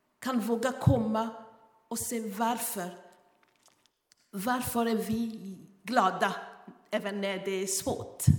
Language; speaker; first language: Swedish; non-native, fluent; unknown